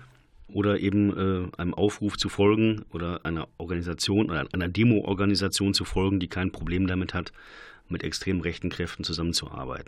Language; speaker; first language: German; native; German